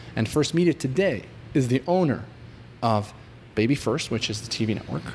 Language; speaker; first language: English; non-native, fluent; Hebrew